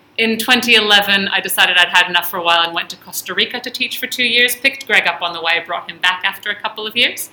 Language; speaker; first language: English; early bilingual, heritage; English